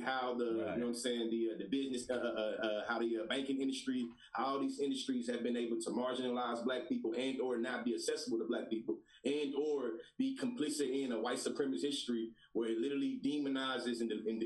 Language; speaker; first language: English; native; English